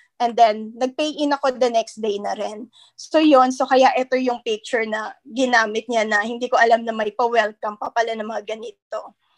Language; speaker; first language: Filipino; native; Filipino